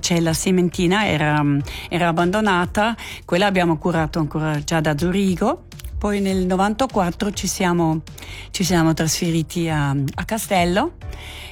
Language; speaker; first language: Italian; native; Italian